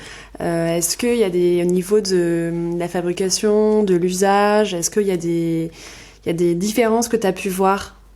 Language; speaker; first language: French; native; French